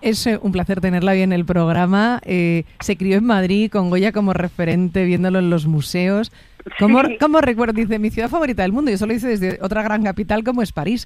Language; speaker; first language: Spanish; native; Spanish